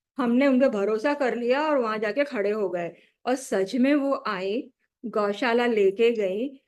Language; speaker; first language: Hindi; non-native, local second language; Marathi